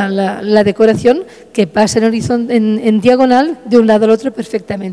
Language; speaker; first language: Spanish; native; Spanish